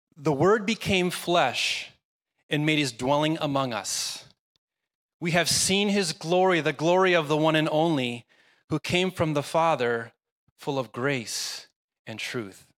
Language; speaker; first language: English; native; English